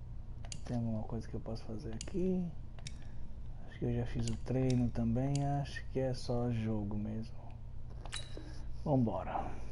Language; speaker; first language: Portuguese; early bilingual, heritage; Portuguese